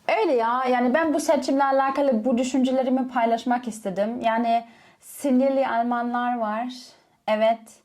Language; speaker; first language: Turkish; non-native, fluent; German